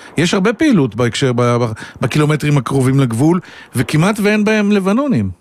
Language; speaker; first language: Hebrew; native; Hebrew